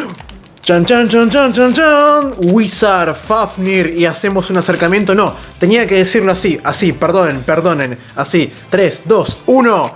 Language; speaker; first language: Spanish; native; Spanish